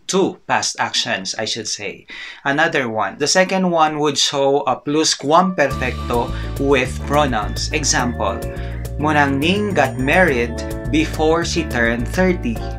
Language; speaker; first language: English; non-native, local second language; Filipino